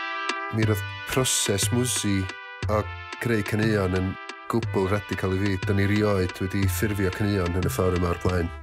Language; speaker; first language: Welsh; native; Welsh